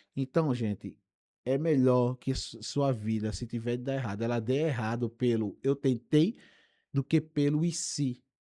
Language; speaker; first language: Portuguese; native; Portuguese